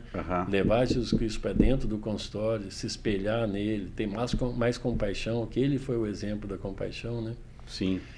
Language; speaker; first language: Portuguese; native; Portuguese